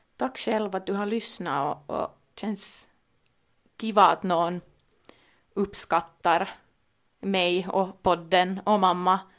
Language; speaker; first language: Swedish; native; Swedish